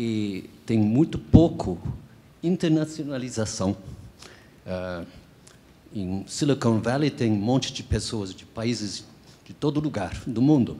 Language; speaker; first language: Portuguese; non-native, fluent; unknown